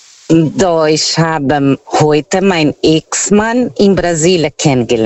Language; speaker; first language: German; non-native, fluent; Portuguese